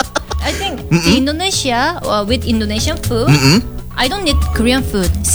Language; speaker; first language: English; non-native, learner; Korean